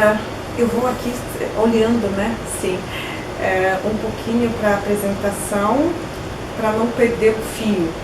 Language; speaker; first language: Portuguese; non-native, fluent; Polish